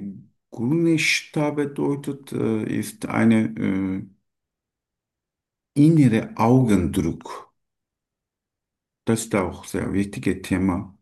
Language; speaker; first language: German; non-native, learner; Turkish